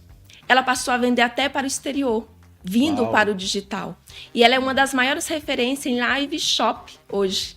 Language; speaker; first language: Portuguese; native; Portuguese